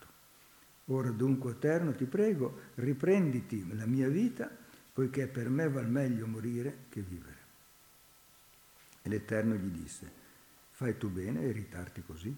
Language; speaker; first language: Italian; native; Italian